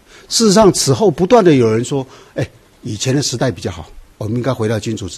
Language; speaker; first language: Chinese; native; Chinese